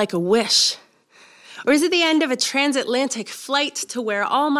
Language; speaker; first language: English; native; English